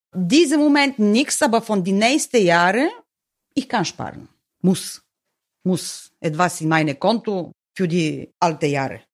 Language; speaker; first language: German; non-native, learner; Bulgarian